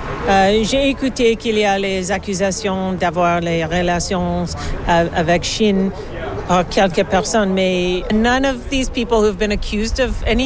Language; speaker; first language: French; non-native, local second language; English